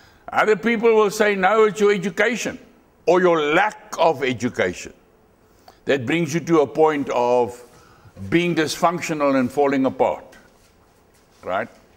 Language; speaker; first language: English; non-native, local second language; Afrikaans